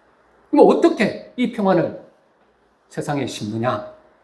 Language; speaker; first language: Korean; native; Korean